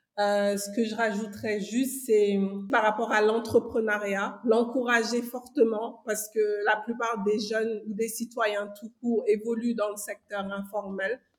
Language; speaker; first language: French; non-native, local second language; Wolof